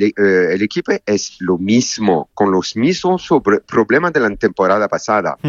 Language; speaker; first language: Spanish; non-native, learner; French